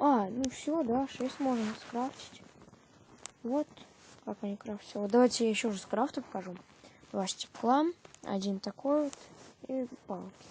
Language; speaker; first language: Russian; native; Russian